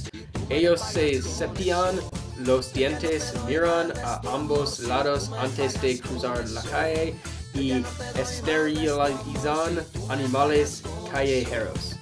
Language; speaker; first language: Spanish; non-native, learner; English